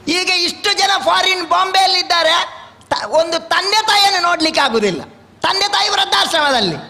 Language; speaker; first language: Kannada; non-native, local second language; Tulu